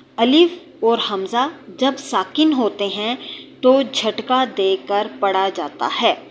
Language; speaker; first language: Urdu; native; Urdu